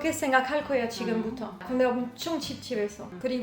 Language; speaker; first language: Korean; non-native, learner; French